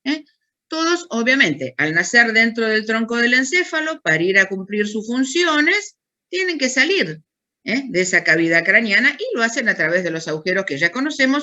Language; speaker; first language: Spanish; native; Spanish